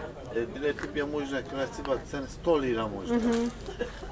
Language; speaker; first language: Russian; non-native, learner; Turkish